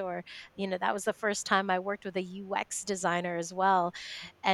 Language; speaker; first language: English; native; English